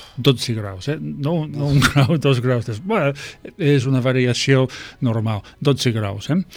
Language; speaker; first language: Catalan; non-native, fluent; English